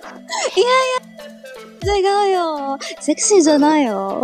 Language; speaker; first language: Japanese; non-native, learner; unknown